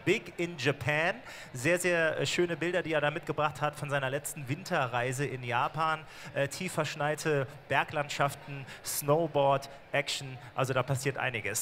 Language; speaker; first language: German; native; German